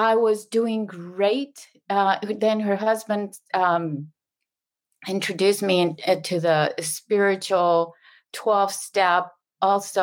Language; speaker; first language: English; non-native, fluent; Spanish